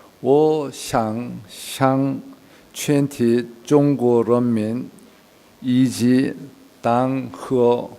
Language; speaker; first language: Chinese; non-native, learner; Korean